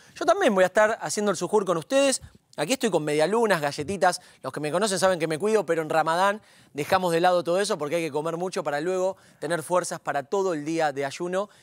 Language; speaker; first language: Spanish; native; Spanish